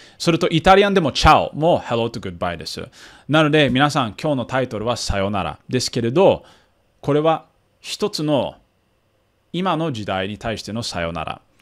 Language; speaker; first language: Japanese; early bilingual, heritage; Japanese